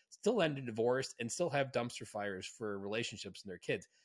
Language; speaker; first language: English; native; English